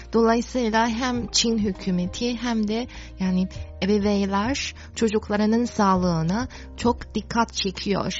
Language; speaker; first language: Turkish; non-native, fluent; Chinese